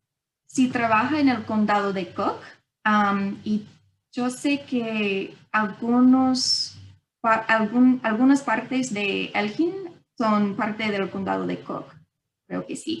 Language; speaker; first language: Spanish; non-native, fluent; English